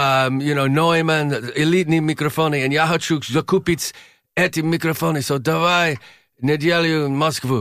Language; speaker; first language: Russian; non-native, learner; English